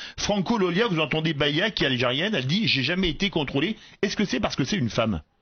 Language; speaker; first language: French; native; French